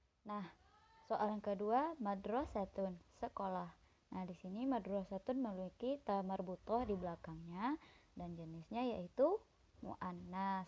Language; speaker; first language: Indonesian; native; Indonesian